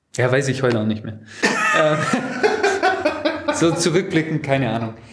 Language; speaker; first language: German; native; German